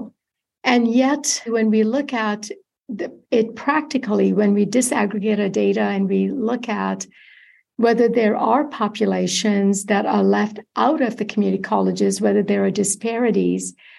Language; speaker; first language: English; non-native, local second language; Malayalam